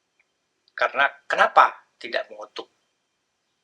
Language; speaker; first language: Indonesian; native; Indonesian